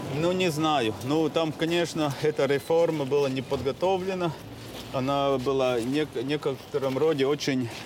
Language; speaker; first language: Russian; non-native, local second language; Latvian